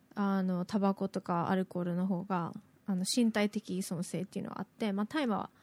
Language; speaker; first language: Japanese; native; Japanese